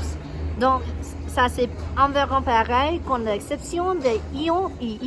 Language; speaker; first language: French; non-native, learner; English